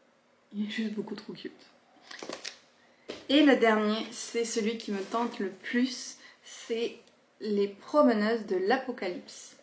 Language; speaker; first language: French; native; French